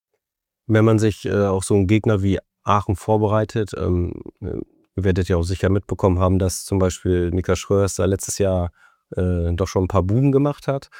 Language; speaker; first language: German; native; German